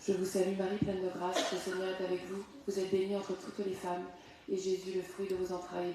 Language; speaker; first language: French; native; French